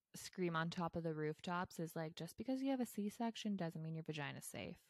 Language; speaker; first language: English; native; English